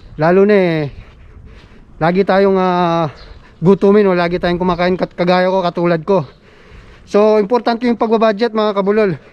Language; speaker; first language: Filipino; native; Filipino